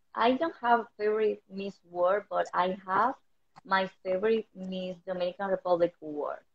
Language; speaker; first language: English; non-native, learner; Spanish